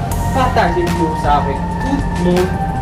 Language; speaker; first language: French; early bilingual, heritage; Haitian Creole